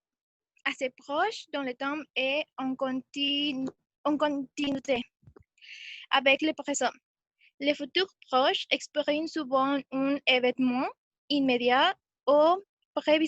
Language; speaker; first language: French; non-native, learner; Spanish